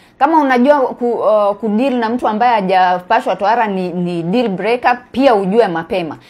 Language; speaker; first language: Swahili; native; Swahili